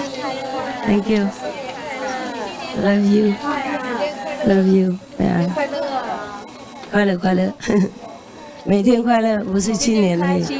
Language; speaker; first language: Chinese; non-native, fluent; Vietnamese